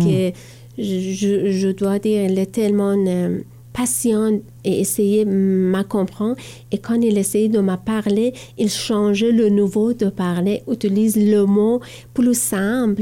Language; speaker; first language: French; non-native, learner; Persian